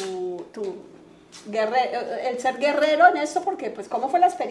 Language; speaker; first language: Spanish; native; Spanish